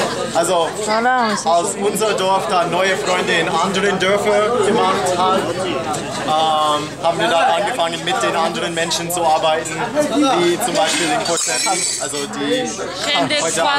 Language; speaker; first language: German; non-native, fluent; English